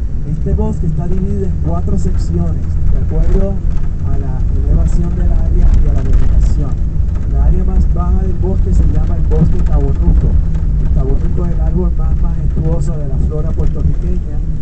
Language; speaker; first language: Spanish; native; Spanish